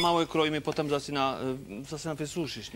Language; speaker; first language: Polish; non-native, fluent; French